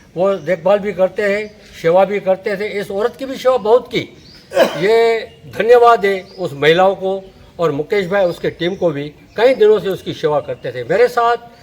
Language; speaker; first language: Hindi; non-native, local second language; Gujarati